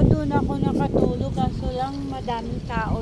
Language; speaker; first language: Filipino; non-native, local second language; Hiligaynon